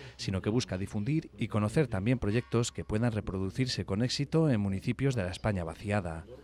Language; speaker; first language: Spanish; native; Spanish